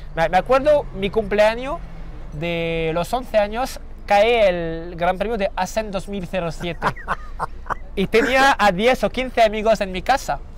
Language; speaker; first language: Spanish; non-native, fluent; French